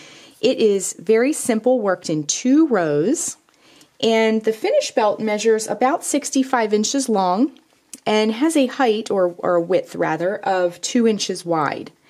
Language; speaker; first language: English; native; English